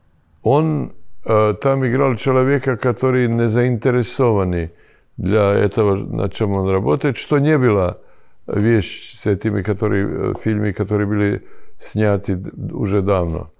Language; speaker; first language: Russian; non-native, learner; Serbian